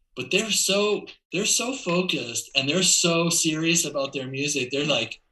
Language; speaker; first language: English; native; English